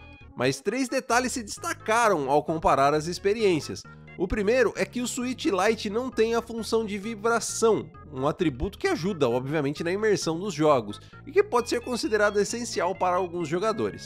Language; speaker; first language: Portuguese; native; Portuguese